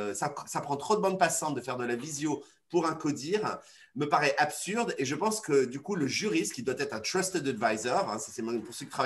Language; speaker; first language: French; native; French